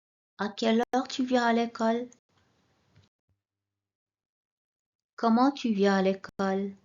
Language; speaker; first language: French; non-native, local second language; Arabic